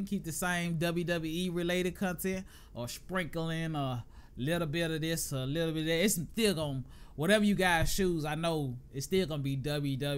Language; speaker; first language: English; native; English